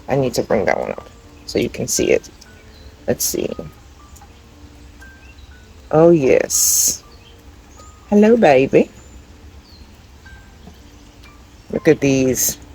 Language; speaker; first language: English; native; English